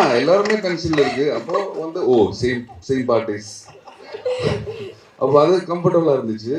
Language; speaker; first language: Tamil; non-native, learner; Malayalam